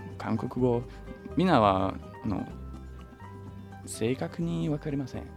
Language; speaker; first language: Japanese; non-native, learner; French